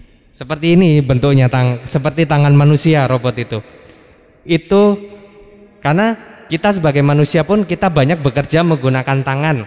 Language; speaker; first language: Indonesian; native; Indonesian